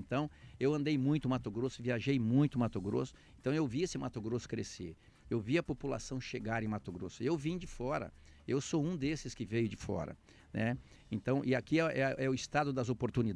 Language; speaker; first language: Portuguese; native; Portuguese